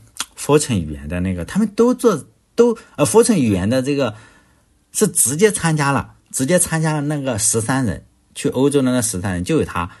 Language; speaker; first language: Chinese; native; Chinese